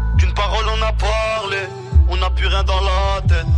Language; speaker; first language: French; early bilingual, other home language; English